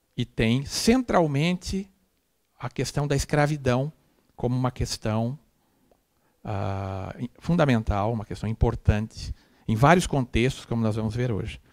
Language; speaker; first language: Portuguese; native; Portuguese